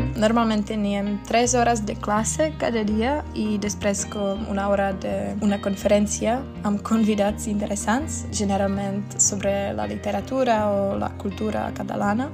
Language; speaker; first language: Catalan; non-native, fluent; Czech